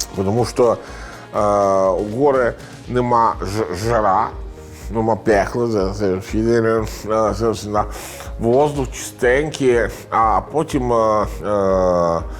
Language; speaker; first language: Ukrainian; non-native, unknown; Italian